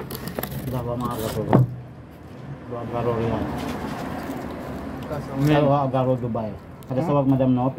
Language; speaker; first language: Arabic; non-native, learner; Filipino